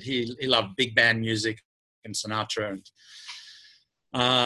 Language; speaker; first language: English; native; English